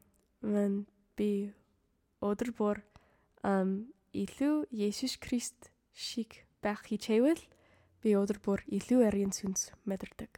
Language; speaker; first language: Mongolian; non-native, fluent; English